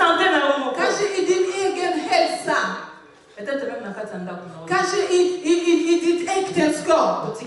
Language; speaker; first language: Swedish; non-native, fluent; Lingala